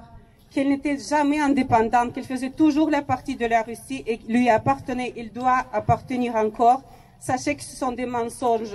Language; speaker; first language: French; non-native, fluent; Ukrainian